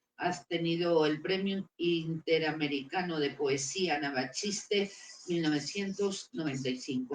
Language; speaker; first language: Spanish; native; Spanish